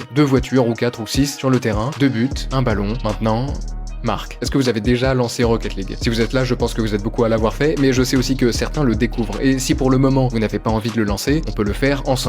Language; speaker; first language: French; native; French